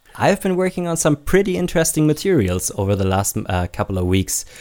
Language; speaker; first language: English; non-native, fluent; German